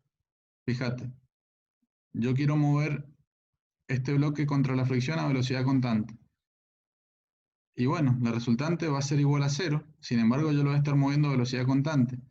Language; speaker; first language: Spanish; native; Spanish